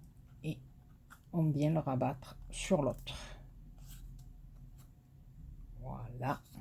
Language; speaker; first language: French; native; French